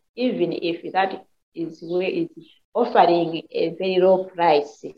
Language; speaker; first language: English; non-native, local second language; Nyanja